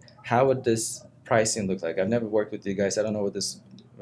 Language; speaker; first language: English; non-native, fluent; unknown